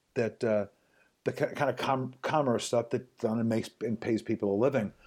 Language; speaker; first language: English; native; English